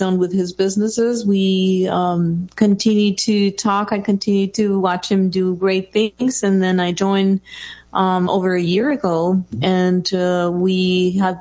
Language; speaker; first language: English; non-native, fluent; Spanish